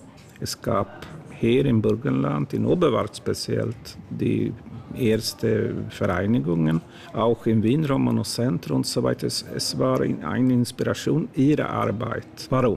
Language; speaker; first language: German; non-native, fluent; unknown